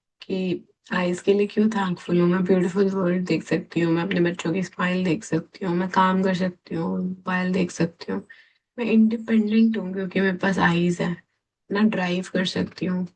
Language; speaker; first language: Hindi; native; Hindi